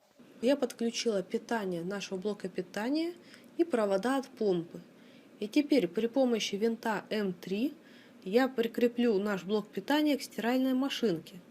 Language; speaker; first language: Russian; native; Russian